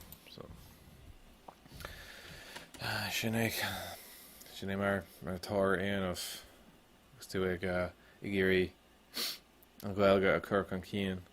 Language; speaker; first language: Irish; non-native, local second language; English